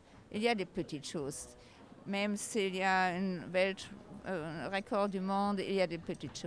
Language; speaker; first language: French; non-native, learner; German